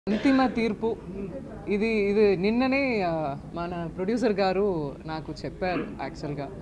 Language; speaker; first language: Telugu; non-native, fluent; Tamil